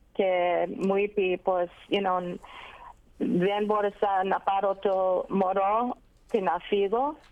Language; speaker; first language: Greek; non-native, learner; English